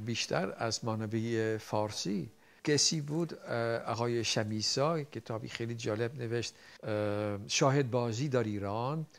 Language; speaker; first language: Persian; non-native, fluent; Dutch